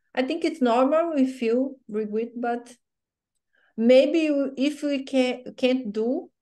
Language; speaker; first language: English; non-native, learner; Portuguese